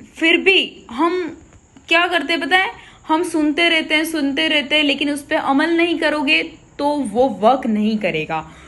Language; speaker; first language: Hindi; non-native, local second language; Gujarati